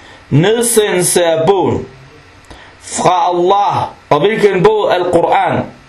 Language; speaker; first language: Danish; non-native, fluent; Arabic